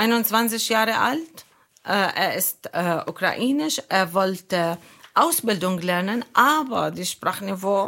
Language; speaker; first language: German; non-native, learner; Arabic